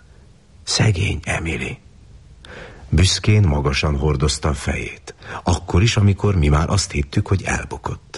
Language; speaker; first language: Hungarian; native; Hungarian